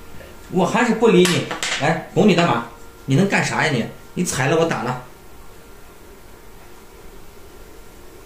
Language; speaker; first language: Chinese; native; Chinese